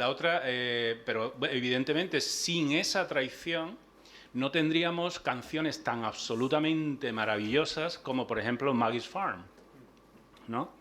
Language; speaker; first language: Spanish; native; Spanish